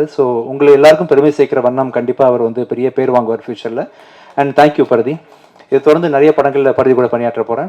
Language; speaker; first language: Tamil; native; Tamil